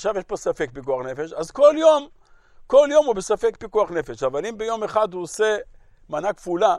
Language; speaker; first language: Hebrew; native; Hebrew